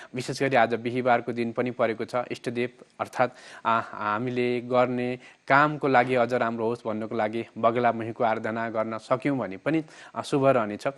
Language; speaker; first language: Nepali; native; Nepali